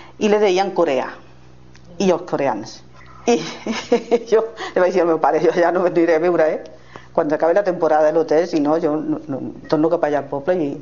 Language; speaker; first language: Catalan; non-native, local second language; Spanish